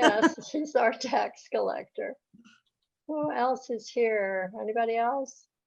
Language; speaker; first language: English; native; English